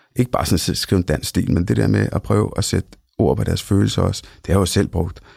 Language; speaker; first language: Danish; early bilingual, other home language; Punjabi